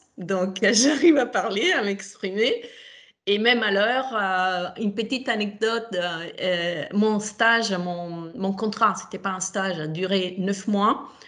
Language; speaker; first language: French; non-native, fluent; Italian